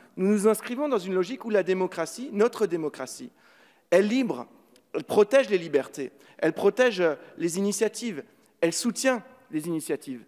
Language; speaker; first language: French; native; French